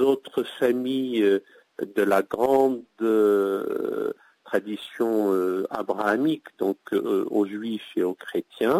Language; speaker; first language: French; non-native, local second language; Arabic